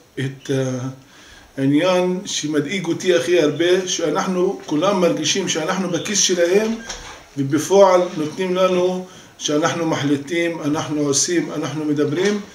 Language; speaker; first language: Hebrew; non-native, local second language; Arabic